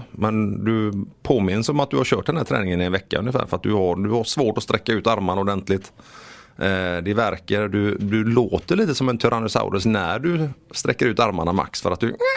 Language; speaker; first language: Swedish; native; Swedish